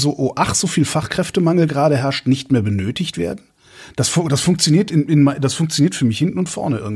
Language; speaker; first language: German; native; German